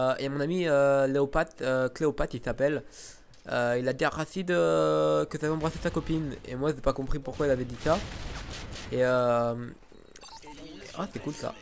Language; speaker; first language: French; native; French